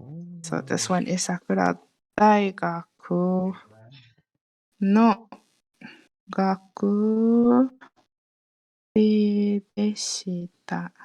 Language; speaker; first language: Japanese; non-native, fluent; Malay